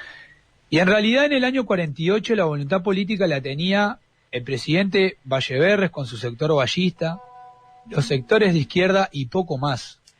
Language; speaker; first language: Spanish; native; Spanish